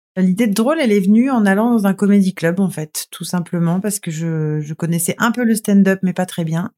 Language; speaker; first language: French; native; French